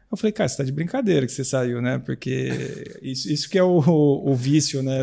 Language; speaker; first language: Portuguese; native; Portuguese